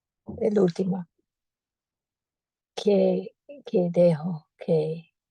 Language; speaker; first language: Spanish; non-native, fluent; English